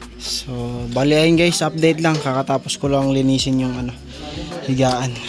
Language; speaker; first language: Filipino; non-native, local second language; Cebuano